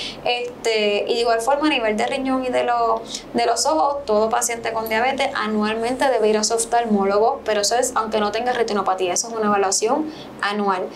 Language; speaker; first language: Spanish; native; Spanish